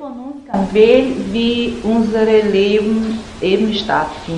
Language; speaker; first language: German; non-native, learner; Portuguese